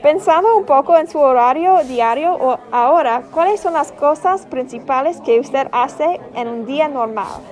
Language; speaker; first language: Spanish; non-native, fluent; English